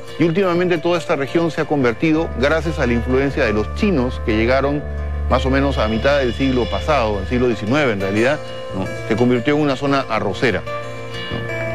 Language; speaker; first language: Spanish; native; Spanish